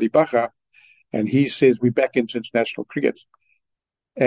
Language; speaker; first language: English; native; English